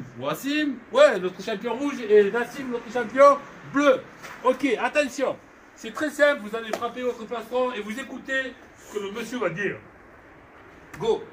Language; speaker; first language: French; native; French